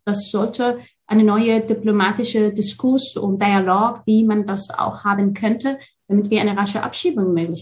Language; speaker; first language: German; non-native, fluent; Arabic